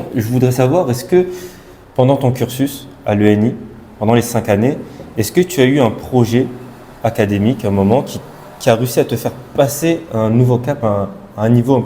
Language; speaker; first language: French; non-native, local second language; Malagasy